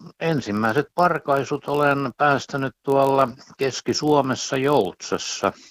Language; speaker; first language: Finnish; native; Finnish